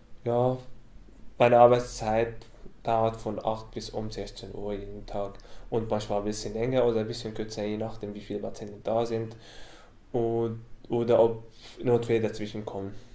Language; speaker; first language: German; non-native, fluent; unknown